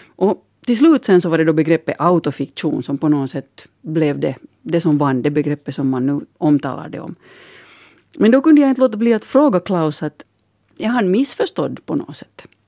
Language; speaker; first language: Swedish; native; Swedish